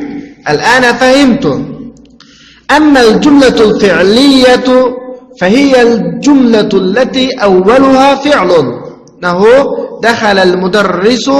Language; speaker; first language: Arabic; non-native, fluent; Uzbek